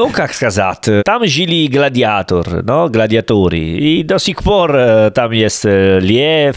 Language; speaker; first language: Russian; non-native, learner; Italian